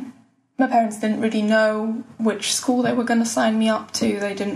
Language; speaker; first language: English; early bilingual, other home language; Polish